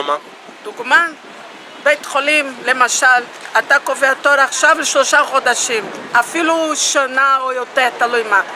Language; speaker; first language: Hebrew; non-native, fluent; Portuguese